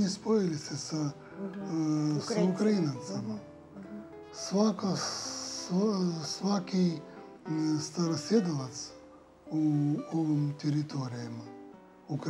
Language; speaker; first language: Ukrainian; early bilingual, heritage; Serbian